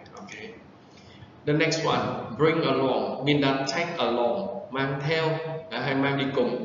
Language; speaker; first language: English; non-native, fluent; Vietnamese